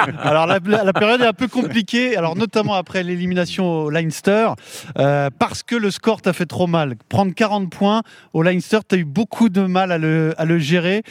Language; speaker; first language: French; native; French